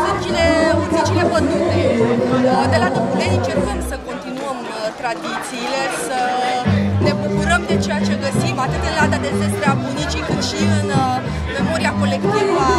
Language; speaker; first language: Romanian; native; Romanian